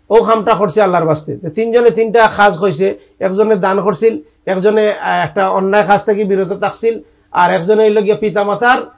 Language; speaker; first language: Bangla; native; Bangla